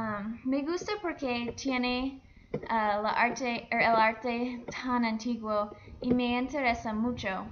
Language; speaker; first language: Spanish; non-native, learner; English